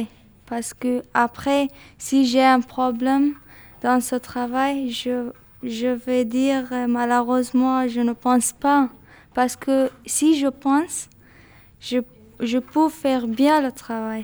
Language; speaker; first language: French; non-native, learner; Persian